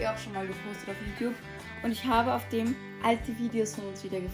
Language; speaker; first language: German; native; German